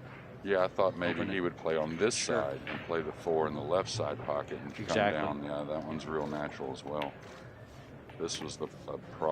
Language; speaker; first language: English; native; English